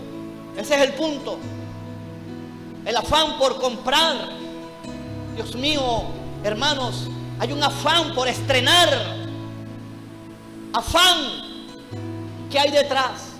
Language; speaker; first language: Spanish; native; Spanish